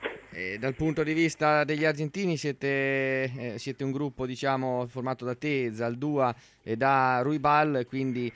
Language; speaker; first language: Italian; native; Italian